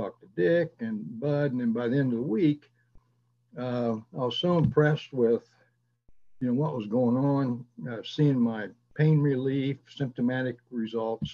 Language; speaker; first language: English; native; English